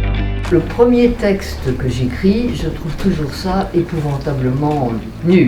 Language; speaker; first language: French; native; French